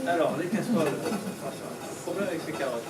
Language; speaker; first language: French; native; French